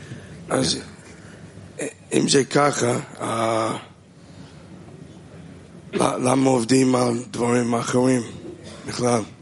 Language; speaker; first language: Hebrew; non-native, fluent; Russian